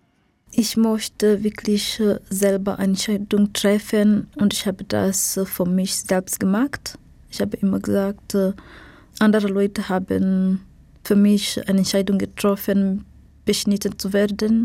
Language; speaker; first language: German; non-native, learner; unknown